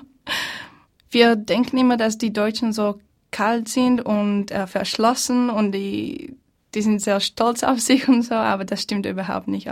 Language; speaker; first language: German; non-native, fluent; Slovak